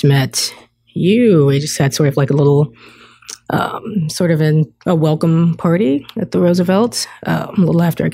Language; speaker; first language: English; native; English